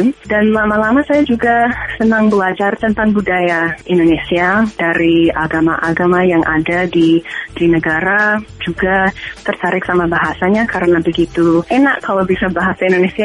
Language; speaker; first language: Indonesian; non-native, fluent; English